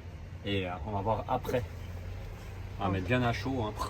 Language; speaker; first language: French; native; French